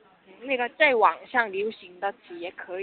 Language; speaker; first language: Chinese; non-native, learner; Korean